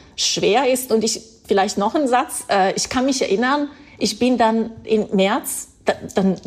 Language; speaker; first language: German; non-native, fluent; Italian